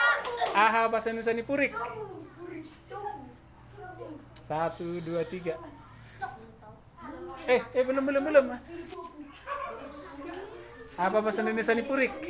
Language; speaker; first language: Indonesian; non-native, local second language; Batak Toba